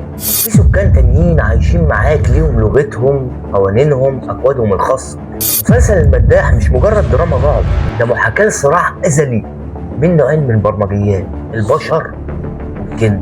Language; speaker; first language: Arabic; native; Arabic